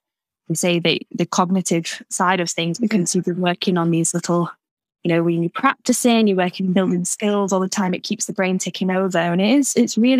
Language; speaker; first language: English; native; English